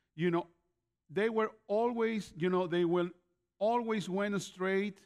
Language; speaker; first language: English; non-native, fluent; Spanish